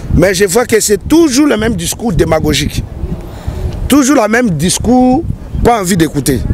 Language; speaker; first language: French; non-native, local second language; Lingala